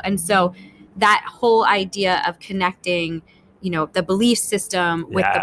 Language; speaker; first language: English; native; English